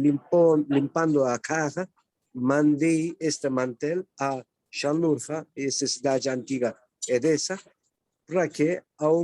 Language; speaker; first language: Portuguese; non-native, learner; Turkish